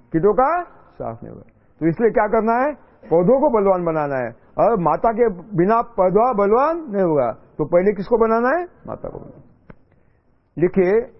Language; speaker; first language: Hindi; non-native, local second language; Marathi